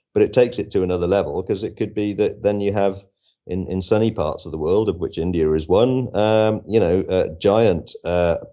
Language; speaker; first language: English; native; English